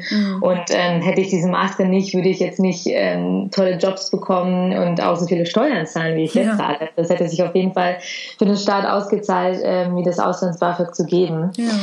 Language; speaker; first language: German; early bilingual, other home language; Russian